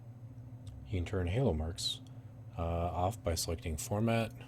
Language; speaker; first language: English; native; English